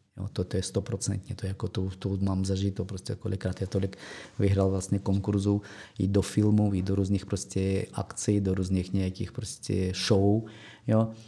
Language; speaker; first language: Czech; non-native, fluent; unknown